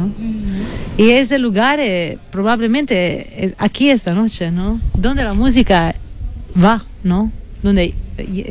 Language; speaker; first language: Spanish; non-native, fluent; Italian